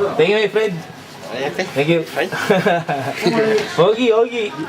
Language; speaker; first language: English; non-native, learner; Filipino